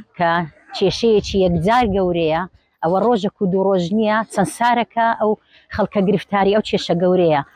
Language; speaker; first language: Central Kurdish; native; Central Kurdish